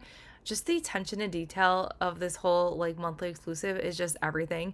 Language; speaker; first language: English; native; English